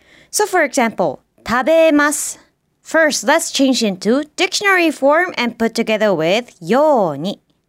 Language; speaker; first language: English; non-native, fluent; Japanese